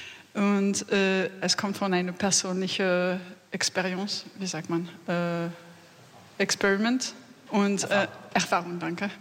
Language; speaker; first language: German; non-native, learner; French